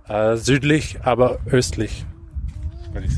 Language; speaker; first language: German; non-native, fluent; English